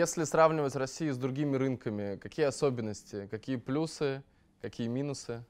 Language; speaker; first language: Russian; native; Russian